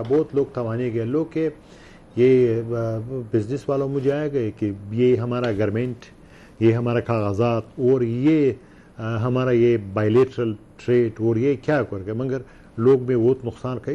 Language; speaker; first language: Hindi; non-native, learner; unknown